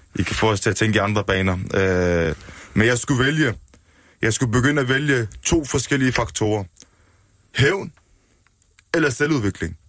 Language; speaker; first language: Danish; early bilingual, other home language; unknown